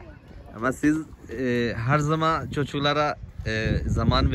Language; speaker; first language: Turkish; non-native, learner; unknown